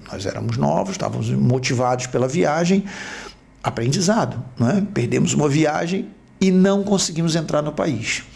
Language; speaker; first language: Portuguese; native; Portuguese